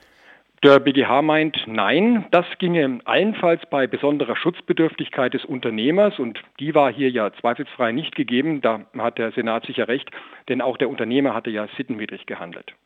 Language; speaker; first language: German; native; German